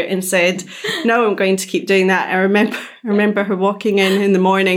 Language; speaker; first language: English; native; English